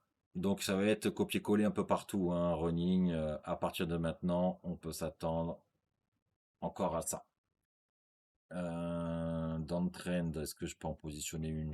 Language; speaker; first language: French; native; French